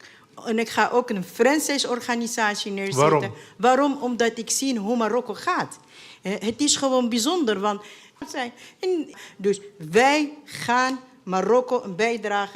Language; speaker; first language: Dutch; non-native, fluent; Arabic